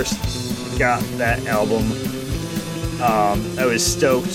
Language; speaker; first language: English; native; English